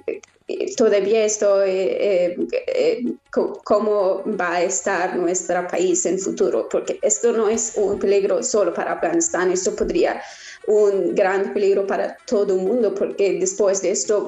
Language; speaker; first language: Spanish; non-native, learner; Persian